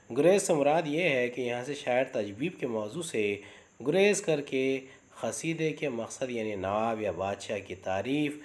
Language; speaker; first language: Urdu; native; Urdu